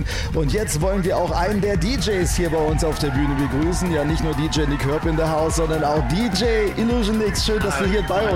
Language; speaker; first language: German; native; German